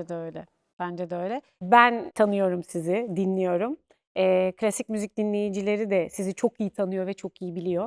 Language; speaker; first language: Turkish; native; Turkish